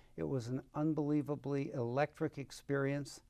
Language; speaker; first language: English; native; English